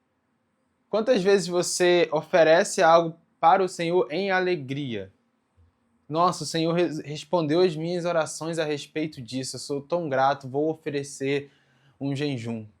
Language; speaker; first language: Portuguese; native; Portuguese